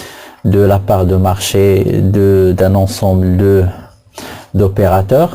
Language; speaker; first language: French; non-native, local second language; Arabic